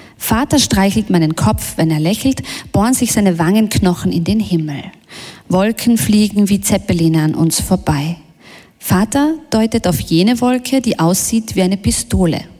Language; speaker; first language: German; early bilingual, other home language; Bosnian